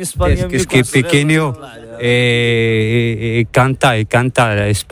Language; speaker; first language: Spanish; non-native, learner; Arabic